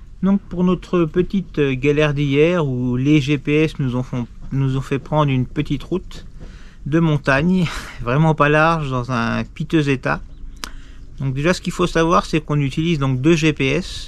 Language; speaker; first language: French; native; French